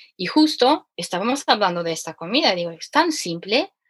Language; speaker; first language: Spanish; non-native, fluent; Ukrainian